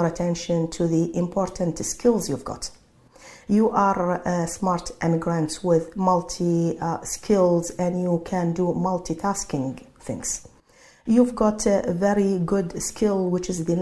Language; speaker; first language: English; non-native, fluent; Arabic